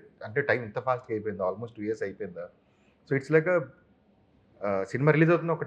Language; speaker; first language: Telugu; native; Telugu